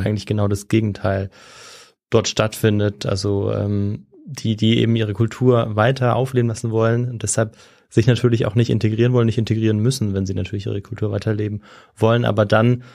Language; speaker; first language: German; native; German